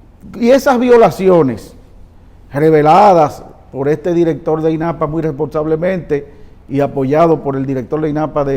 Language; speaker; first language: Spanish; native; Spanish